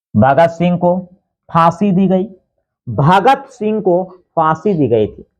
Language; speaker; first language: Hindi; native; Hindi